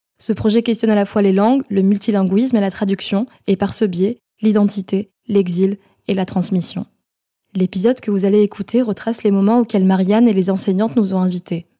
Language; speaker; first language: French; native; French